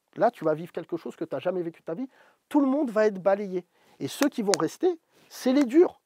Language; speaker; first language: French; native; French